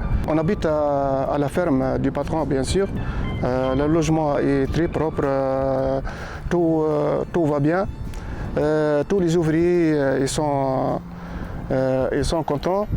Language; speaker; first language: French; non-native, learner; Arabic